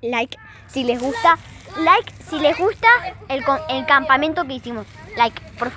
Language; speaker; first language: Spanish; native; Spanish